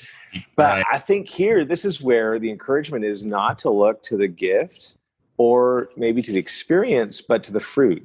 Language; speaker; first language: English; non-native, fluent; French